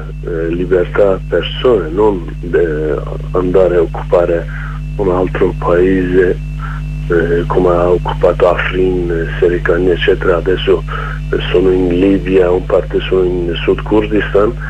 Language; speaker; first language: Italian; non-native, learner; Kurdish